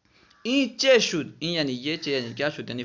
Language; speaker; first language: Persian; non-native, fluent; Urdu